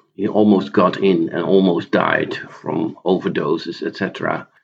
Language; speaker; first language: English; non-native, fluent; Dutch